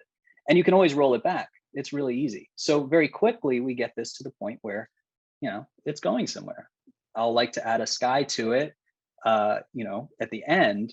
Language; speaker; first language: English; native; English